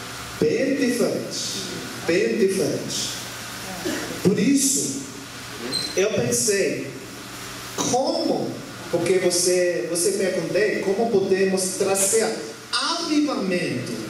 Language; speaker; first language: Portuguese; non-native, learner; German